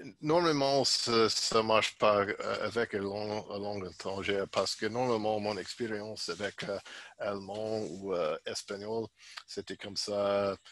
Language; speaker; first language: French; non-native, learner; English